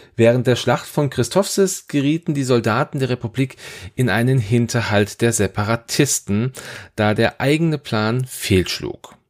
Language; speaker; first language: German; native; German